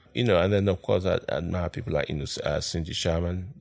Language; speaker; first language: English; non-native, local second language; Yoruba